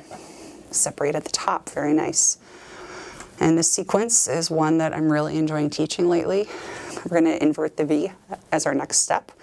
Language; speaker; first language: English; native; English